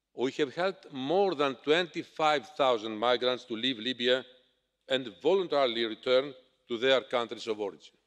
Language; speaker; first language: English; non-native, fluent; Greek